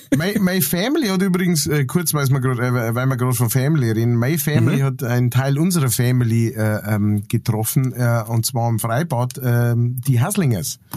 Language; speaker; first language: German; native; German